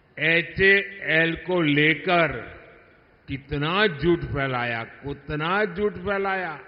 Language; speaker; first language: Hindi; non-native, local second language; Gujarati